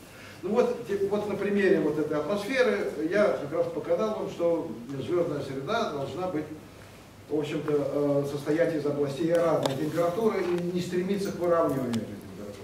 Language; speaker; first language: Russian; native; Russian